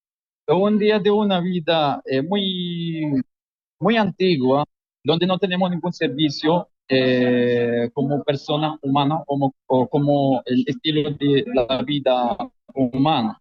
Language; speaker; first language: Spanish; non-native, fluent; Arabic